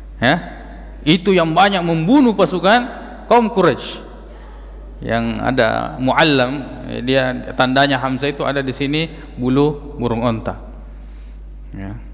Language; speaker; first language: Malay; native; Malay